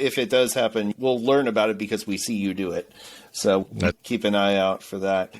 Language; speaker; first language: English; native; English